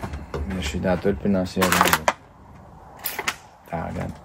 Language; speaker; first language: Latvian; native; Latvian